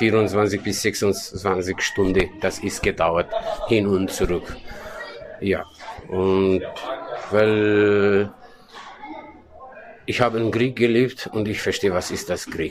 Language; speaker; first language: German; non-native, learner; Kurdish